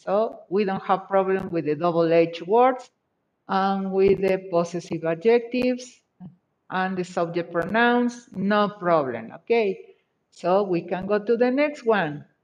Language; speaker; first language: English; non-native, fluent; Spanish